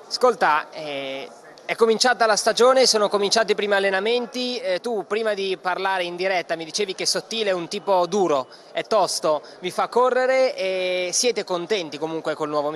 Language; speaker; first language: Italian; native; Italian